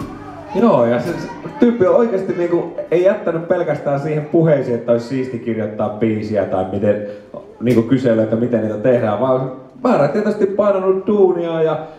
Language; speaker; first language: Finnish; native; Finnish